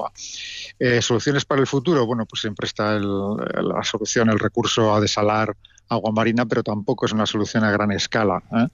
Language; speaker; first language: Spanish; native; Spanish